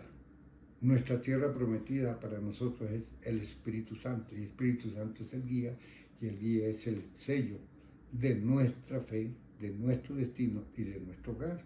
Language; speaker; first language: Spanish; native; Spanish